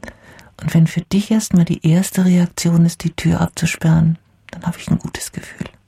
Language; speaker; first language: German; native; German